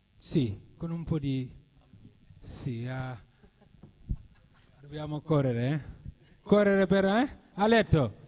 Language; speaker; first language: Italian; non-native, learner; Wolof